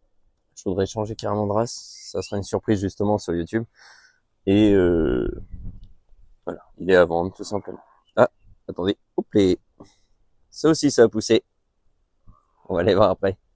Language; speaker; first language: French; native; French